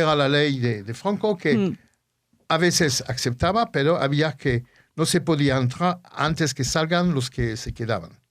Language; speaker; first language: Spanish; early bilingual, heritage; Ladino